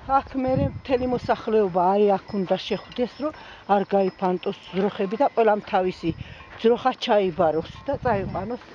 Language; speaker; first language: Georgian; non-native, local second language; Svan